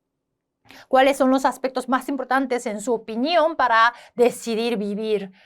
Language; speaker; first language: Spanish; non-native, fluent; Korean